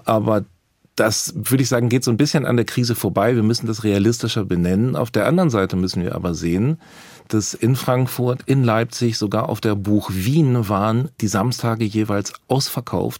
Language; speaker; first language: German; native; German